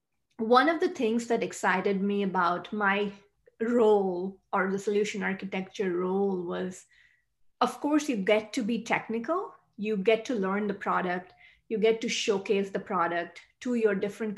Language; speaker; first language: English; non-native, local second language; Hindi